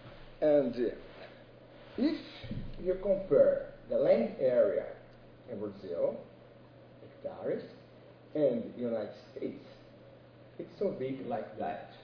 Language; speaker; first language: English; non-native, learner; Portuguese